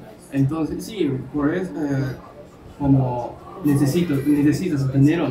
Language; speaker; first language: Spanish; non-native, learner; Japanese